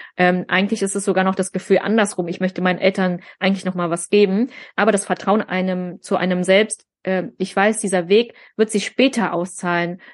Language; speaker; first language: German; early bilingual, other home language; Vietnamese